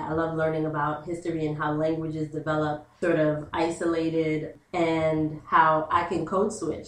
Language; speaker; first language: English; native; English